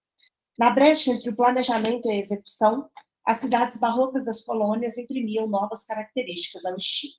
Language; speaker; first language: Portuguese; native; Portuguese